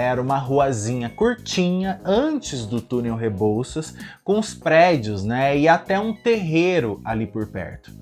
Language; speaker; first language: Portuguese; native; Portuguese